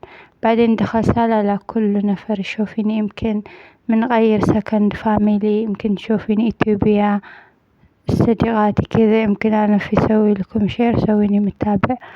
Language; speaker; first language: Arabic; non-native, learner; Amharic